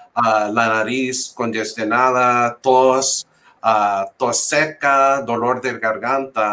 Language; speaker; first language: Spanish; early bilingual, heritage; English